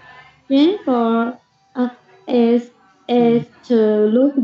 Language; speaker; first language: English; non-native, learner; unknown